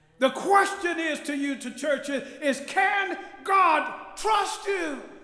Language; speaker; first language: English; native; English